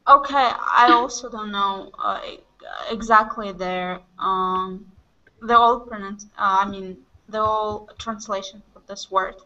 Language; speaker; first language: English; non-native, fluent; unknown